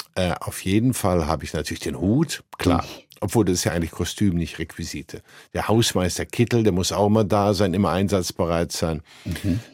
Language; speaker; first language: German; native; German